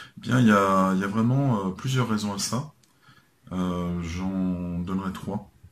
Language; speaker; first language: French; native; French